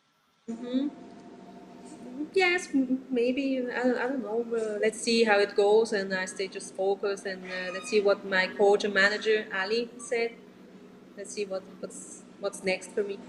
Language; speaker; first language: English; non-native, learner; Italian